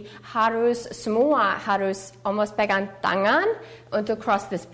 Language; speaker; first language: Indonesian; early bilingual, heritage; English